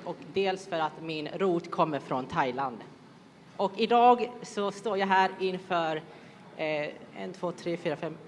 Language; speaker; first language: Swedish; early bilingual, other home language; Thai